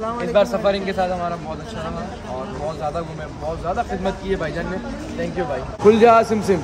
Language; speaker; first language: Urdu; native; Urdu